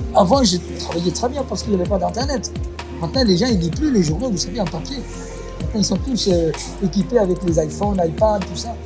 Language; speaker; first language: French; non-native, fluent; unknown